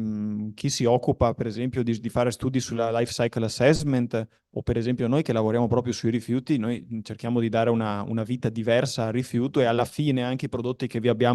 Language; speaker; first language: Italian; native; Italian